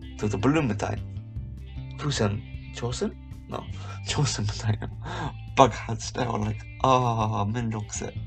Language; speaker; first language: Japanese; non-native, learner; English